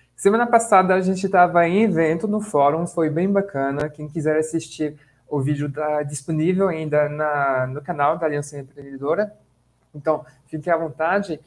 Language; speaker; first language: Portuguese; non-native, fluent; French